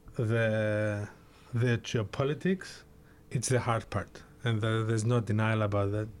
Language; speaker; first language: English; early bilingual, other home language; Greek